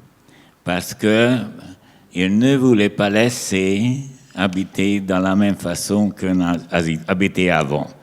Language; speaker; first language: French; non-native, learner; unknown